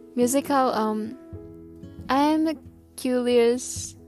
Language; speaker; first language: English; non-native, learner; Japanese